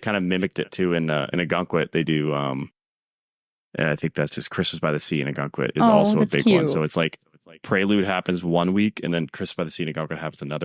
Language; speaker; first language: English; native; English